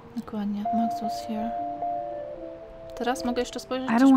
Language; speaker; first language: Polish; native; Polish